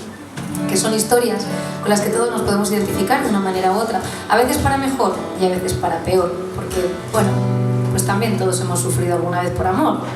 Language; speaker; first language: Spanish; native; Spanish